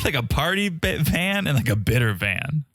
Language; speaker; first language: English; native; English